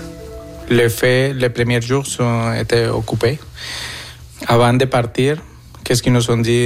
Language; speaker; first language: French; non-native, fluent; Spanish